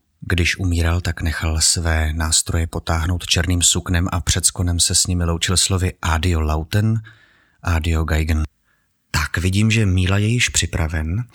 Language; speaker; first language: Czech; native; Czech